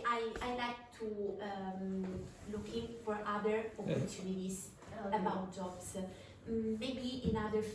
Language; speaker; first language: English; non-native, learner; Italian